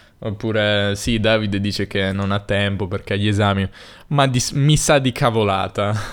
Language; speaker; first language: Italian; native; Italian